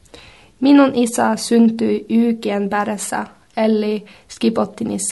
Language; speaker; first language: Finnish; non-native, learner; Norwegian